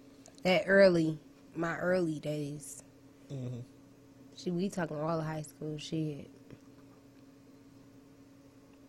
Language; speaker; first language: English; native; English